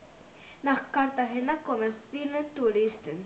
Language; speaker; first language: German; non-native, learner; Spanish